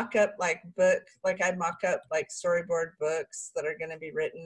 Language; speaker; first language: English; native; English